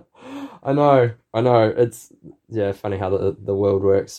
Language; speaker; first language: English; native; English